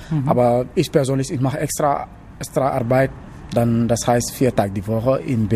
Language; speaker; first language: German; non-native, learner; Wolof